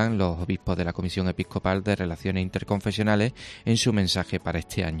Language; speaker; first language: Spanish; native; Spanish